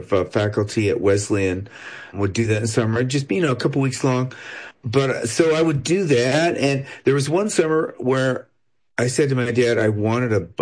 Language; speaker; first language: English; native; English